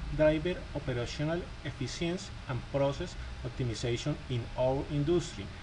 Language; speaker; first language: English; non-native, learner; Spanish